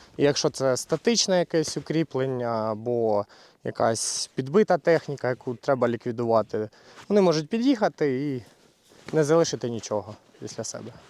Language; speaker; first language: Ukrainian; native; Ukrainian